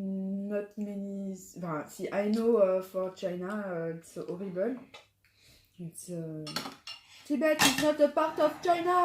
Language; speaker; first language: English; non-native, learner; French